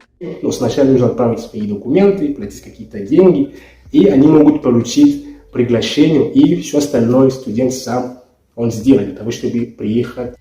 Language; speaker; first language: Russian; non-native, fluent; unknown